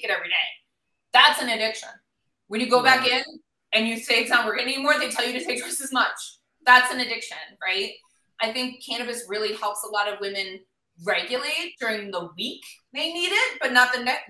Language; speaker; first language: English; native; English